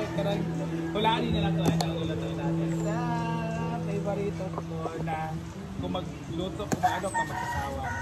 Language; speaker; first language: Filipino; non-native, local second language; Cebuano